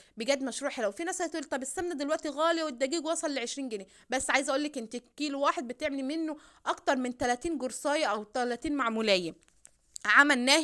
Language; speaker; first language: Arabic; native; Arabic